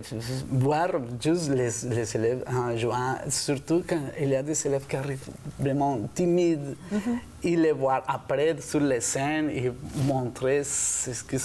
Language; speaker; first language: French; non-native, fluent; Spanish